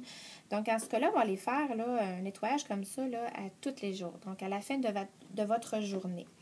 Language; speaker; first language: French; native; French